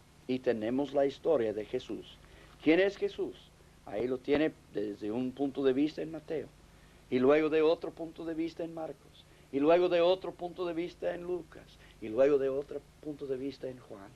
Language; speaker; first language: Spanish; non-native, fluent; English